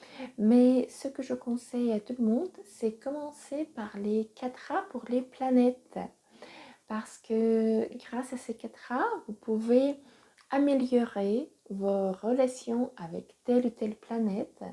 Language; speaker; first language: French; non-native, fluent; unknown